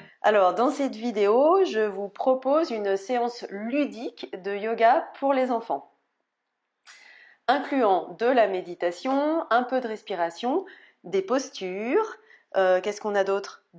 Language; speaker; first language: French; native; French